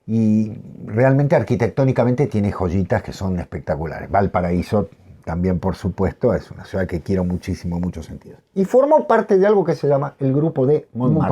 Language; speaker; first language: Spanish; native; Spanish